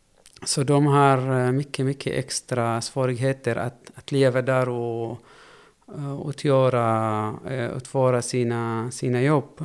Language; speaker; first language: Swedish; non-native, fluent; Arabic